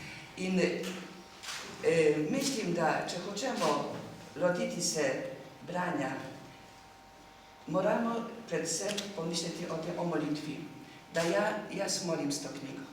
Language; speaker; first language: Slovenian; non-native, learner; Polish